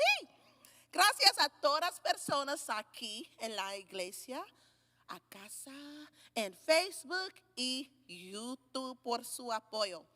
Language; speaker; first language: Spanish; non-native, learner; English